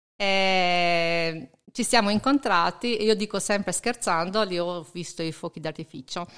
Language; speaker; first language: Italian; non-native, fluent; Albanian